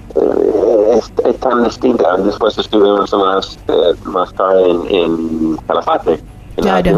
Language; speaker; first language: Spanish; non-native, fluent; English